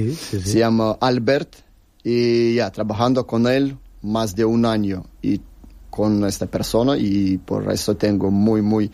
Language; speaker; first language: Spanish; non-native, learner; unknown